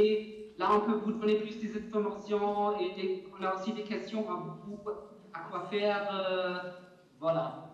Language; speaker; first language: French; non-native, fluent; German